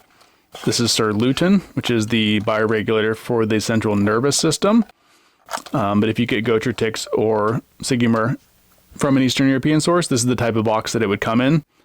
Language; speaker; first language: English; native; English